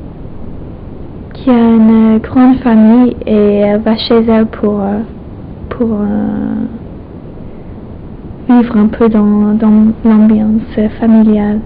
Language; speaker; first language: French; non-native, fluent; English